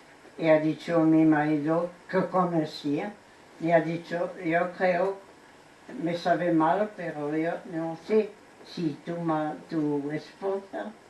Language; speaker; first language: Spanish; non-native, fluent; French